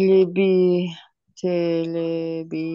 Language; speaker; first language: Korean; non-native, learner; Kyrgyz